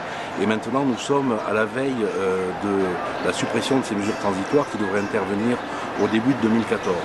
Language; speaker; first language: French; native; French